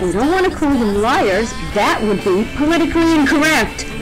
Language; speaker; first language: English; native; English